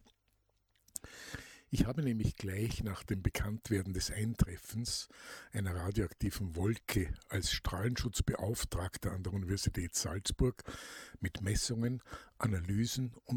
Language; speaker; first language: German; native; German